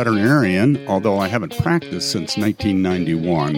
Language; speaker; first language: English; native; English